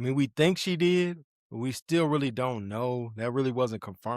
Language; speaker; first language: English; native; English